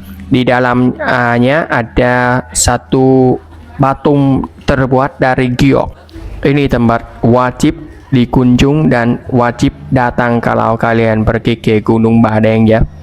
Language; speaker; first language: Indonesian; non-native, fluent; Vietnamese